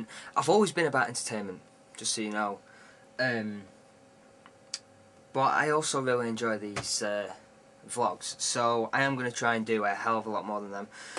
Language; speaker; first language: English; native; English